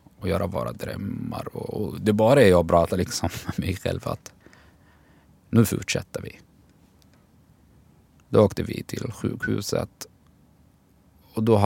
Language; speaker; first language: Swedish; non-native, fluent; Arabic